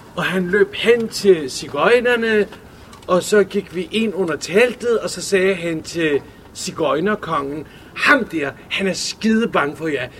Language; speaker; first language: Danish; early bilingual, other home language; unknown